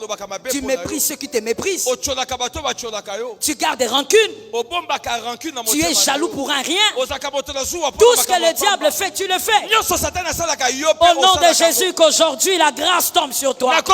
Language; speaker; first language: French; non-native, local second language; Lingala